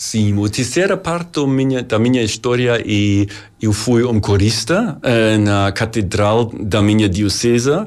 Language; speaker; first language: Portuguese; non-native, learner; German